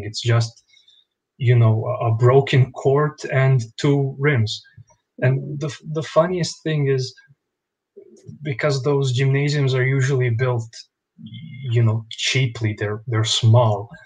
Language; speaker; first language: English; non-native, fluent; Bosnian